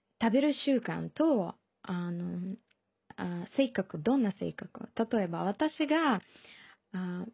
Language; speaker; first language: Japanese; non-native, learner; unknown